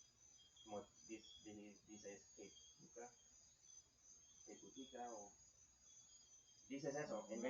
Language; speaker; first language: Spanish; non-native, fluent; English